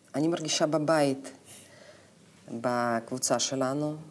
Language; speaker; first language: Hebrew; non-native, fluent; Russian